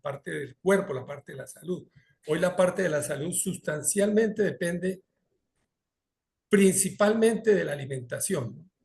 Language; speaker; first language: Spanish; native; Spanish